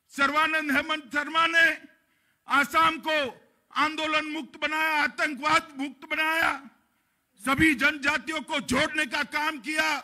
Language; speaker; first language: Hindi; non-native, local second language; Gujarati